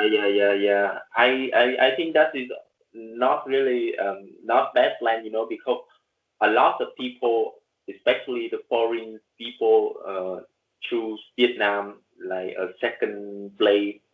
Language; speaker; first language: English; non-native, learner; Vietnamese